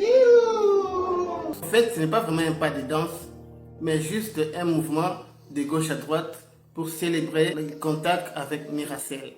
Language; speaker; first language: French; non-native, local second language; Lingala